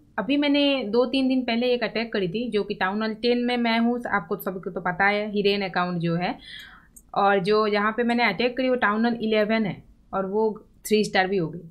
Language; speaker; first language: Hindi; non-native, local second language; Bangla